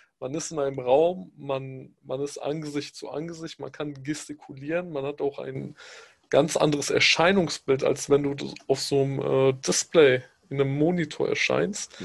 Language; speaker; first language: German; early bilingual, other home language; Pashto